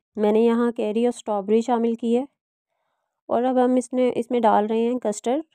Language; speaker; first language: Urdu; non-native, local second language; Punjabi